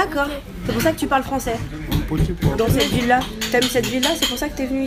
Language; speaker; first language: French; native; French